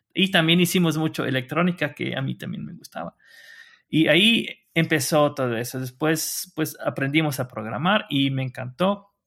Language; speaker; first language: Spanish; non-native, fluent; Luxembourgish